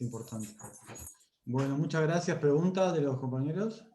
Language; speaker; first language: Spanish; native; Spanish